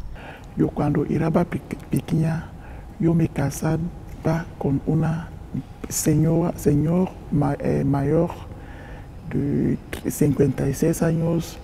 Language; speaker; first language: Spanish; non-native, learner; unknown